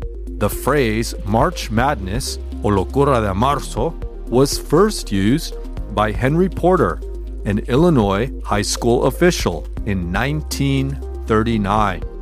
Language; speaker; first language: English; native; English